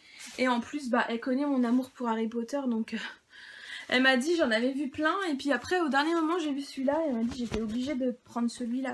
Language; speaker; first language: French; native; French